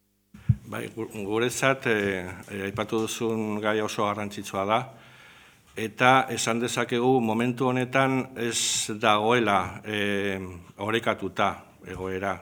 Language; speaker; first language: Basque; non-native, local second language; Spanish